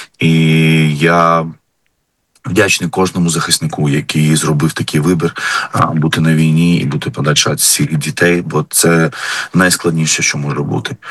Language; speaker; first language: Ukrainian; non-native, fluent; Arabic